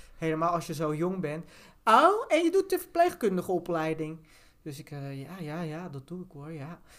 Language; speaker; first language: Dutch; early bilingual, other home language; Turkish